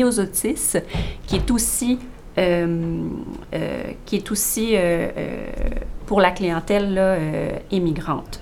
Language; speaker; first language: French; native; French